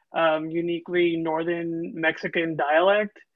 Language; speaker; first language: English; early bilingual, other home language; Spanish